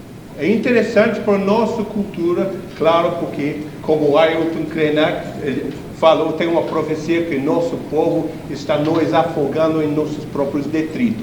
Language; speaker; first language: Portuguese; non-native, fluent; English